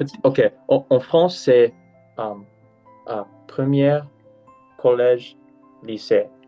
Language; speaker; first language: French; non-native, learner; English